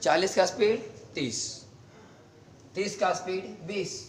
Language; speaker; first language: Hindi; native; Hindi